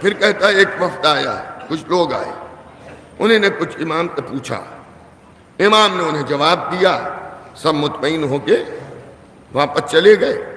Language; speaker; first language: Urdu; native; Urdu